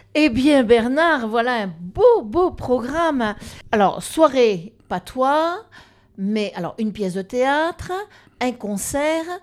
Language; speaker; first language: French; native; French